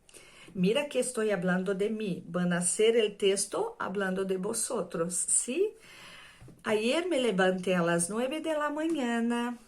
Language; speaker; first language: Spanish; non-native, fluent; Portuguese